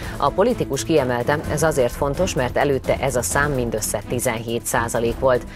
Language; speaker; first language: Hungarian; native; Hungarian